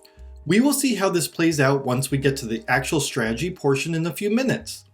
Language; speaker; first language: English; native; English